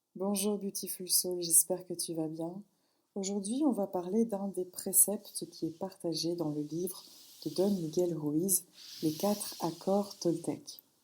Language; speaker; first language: French; native; French